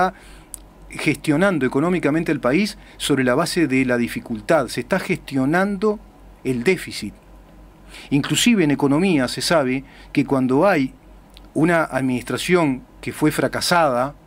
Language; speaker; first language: Spanish; native; Spanish